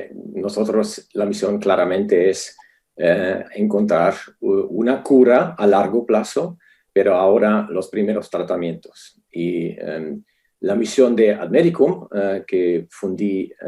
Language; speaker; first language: Spanish; non-native, fluent; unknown